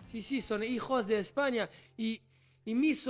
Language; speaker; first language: Spanish; non-native, learner; French